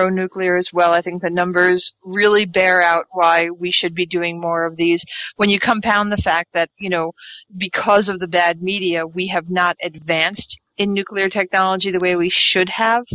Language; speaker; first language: English; native; English